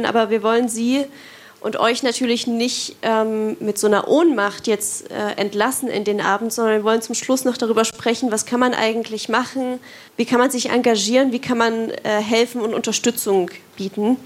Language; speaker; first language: German; native; German